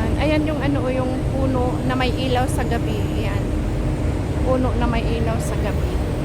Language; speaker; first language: Filipino; native; Filipino